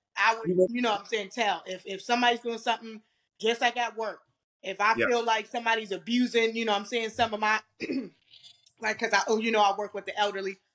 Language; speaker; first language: English; native; English